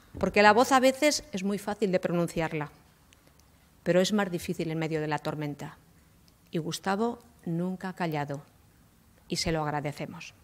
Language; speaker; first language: Spanish; native; Spanish